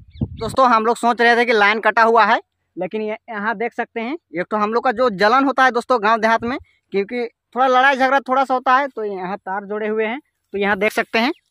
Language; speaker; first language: Hindi; native; Hindi